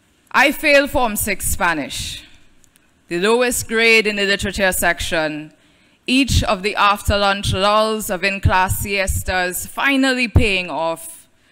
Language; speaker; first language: English; native; English